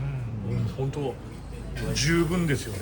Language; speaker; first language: Japanese; native; Japanese